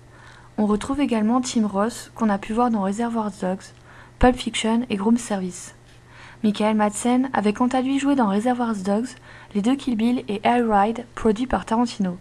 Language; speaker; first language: French; native; French